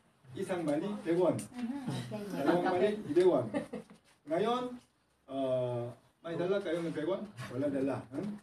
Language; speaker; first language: Korean; non-native, fluent; Filipino